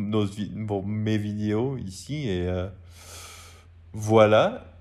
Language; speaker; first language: French; non-native, learner; English